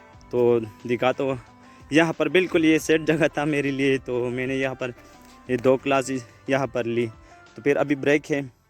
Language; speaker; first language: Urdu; non-native, local second language; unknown